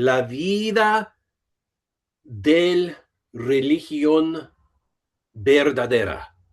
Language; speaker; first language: Spanish; non-native, learner; English